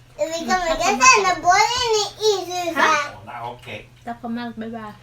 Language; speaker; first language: Swedish; non-native, learner; Thai